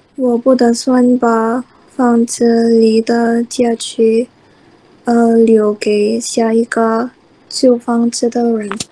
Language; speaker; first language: Chinese; non-native, learner; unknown